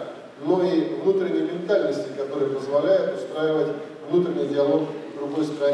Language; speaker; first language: Russian; native; Russian